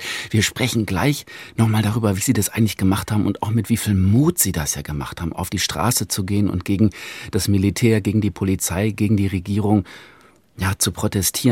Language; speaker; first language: German; native; German